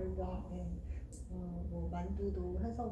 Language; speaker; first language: Korean; non-native, fluent; Chinese